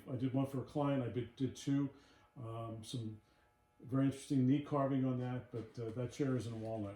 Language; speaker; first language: English; native; English